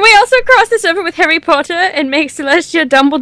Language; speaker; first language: English; native; English